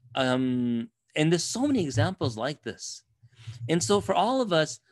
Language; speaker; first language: English; native; English